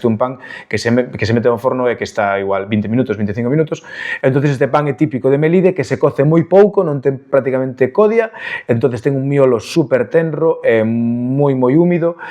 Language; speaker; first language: Galician; non-native, local second language; Spanish